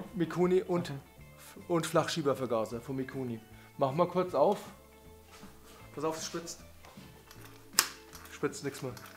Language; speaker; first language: German; native; German